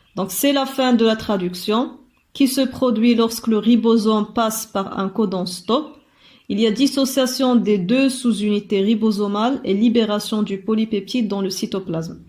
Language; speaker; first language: French; non-native, local second language; Arabic